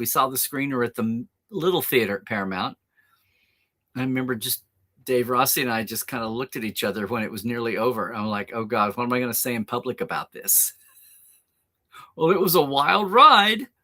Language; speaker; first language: English; native; English